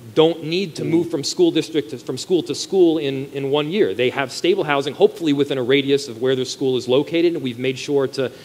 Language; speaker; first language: English; native; English